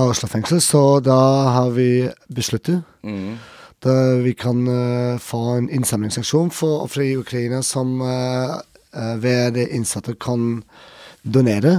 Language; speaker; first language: Norwegian; non-native, learner; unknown